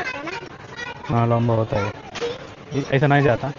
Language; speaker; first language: Hindi; non-native, local second language; Telugu